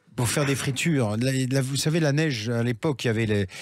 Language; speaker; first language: French; native; French